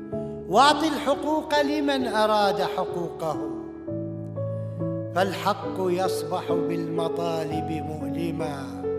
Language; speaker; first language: Arabic; native; Arabic